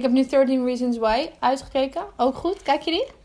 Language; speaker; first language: Dutch; native; Dutch